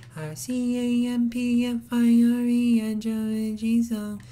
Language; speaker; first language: English; native; English